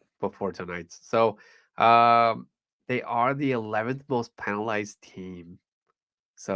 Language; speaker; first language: English; native; English